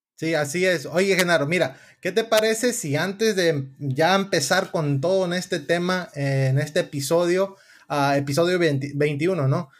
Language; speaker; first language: Spanish; early bilingual, heritage; Spanish